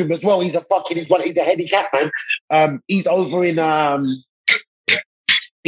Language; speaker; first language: English; native; English